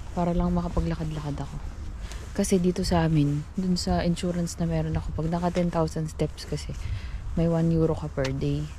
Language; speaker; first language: Filipino; native; Filipino